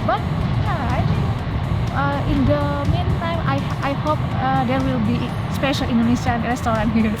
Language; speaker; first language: English; non-native, learner; Indonesian